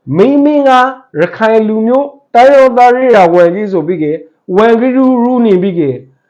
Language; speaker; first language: Burmese; native; Burmese